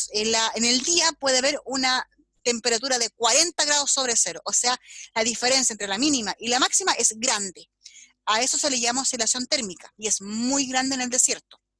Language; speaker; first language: Spanish; native; Spanish